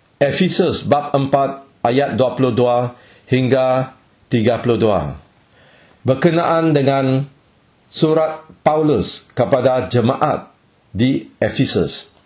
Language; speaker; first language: Malay; non-native, local second language; Chinese